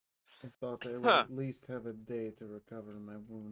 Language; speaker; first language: English; native; English